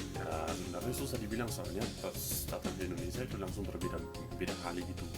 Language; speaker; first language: Indonesian; non-native, fluent; German